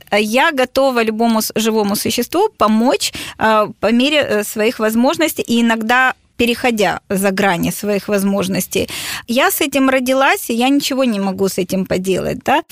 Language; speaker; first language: Russian; native; Russian